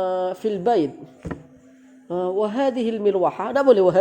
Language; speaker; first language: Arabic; non-native, fluent; Indonesian